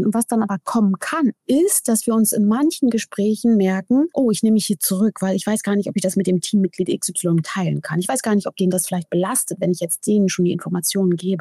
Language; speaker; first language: German; native; German